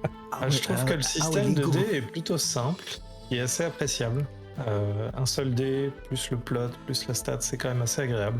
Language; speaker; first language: French; native; French